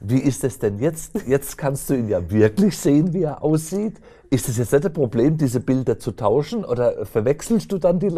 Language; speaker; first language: German; native; German